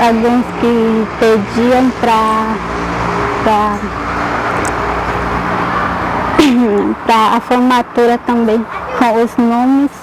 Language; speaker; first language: Portuguese; non-native, local second language; Guarani